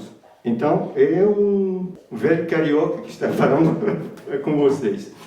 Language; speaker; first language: Portuguese; early bilingual, heritage; Portuguese